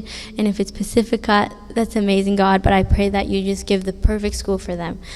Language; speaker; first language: English; native; English